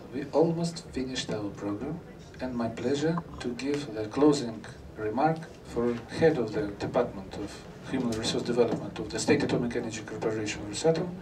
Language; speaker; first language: English; non-native, fluent; Russian